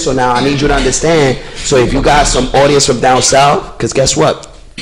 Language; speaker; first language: English; early bilingual, other home language; Spanish